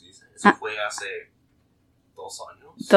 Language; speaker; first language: Spanish; non-native, learner; English